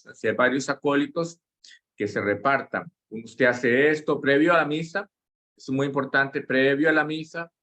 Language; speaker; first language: Spanish; native; Spanish